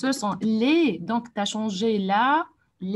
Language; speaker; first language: French; non-native, fluent; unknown